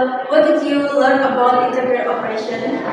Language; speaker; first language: English; non-native, learner; Indonesian